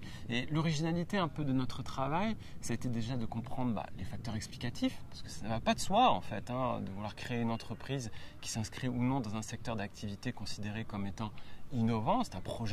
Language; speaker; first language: French; native; French